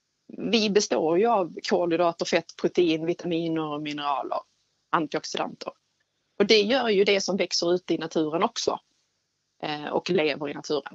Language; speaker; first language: Swedish; native; Swedish